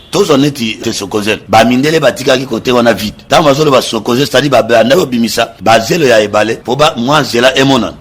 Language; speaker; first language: Lingala; native; Lingala